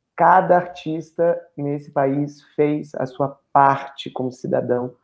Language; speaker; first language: Portuguese; native; Portuguese